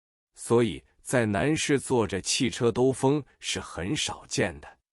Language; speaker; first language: Chinese; native; Chinese